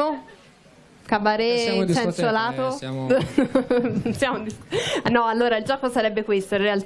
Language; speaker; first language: Italian; native; Italian